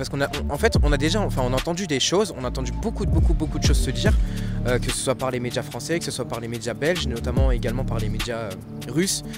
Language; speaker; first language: French; native; French